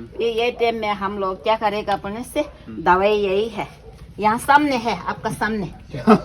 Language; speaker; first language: Hindi; non-native, local second language; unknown